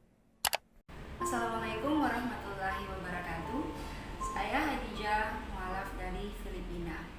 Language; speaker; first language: Indonesian; non-native, fluent; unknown